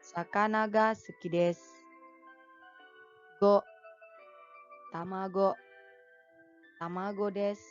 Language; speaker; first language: Japanese; non-native, fluent; Indonesian